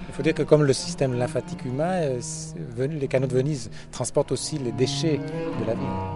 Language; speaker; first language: French; native; French